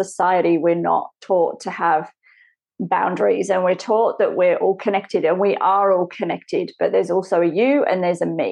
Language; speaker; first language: English; native; English